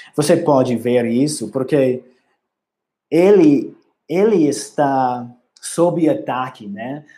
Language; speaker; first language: Portuguese; non-native, learner; English